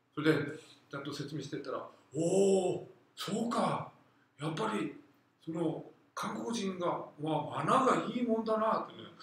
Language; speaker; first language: Japanese; non-native, fluent; Korean